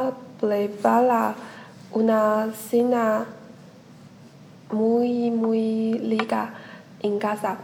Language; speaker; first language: Spanish; non-native, learner; Chinese